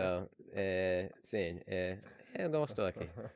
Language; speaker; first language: Portuguese; non-native, learner; English